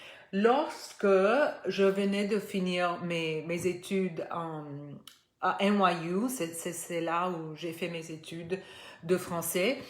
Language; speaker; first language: French; non-native, fluent; Spanish